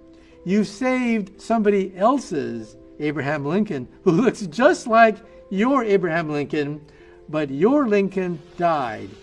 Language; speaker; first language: English; native; English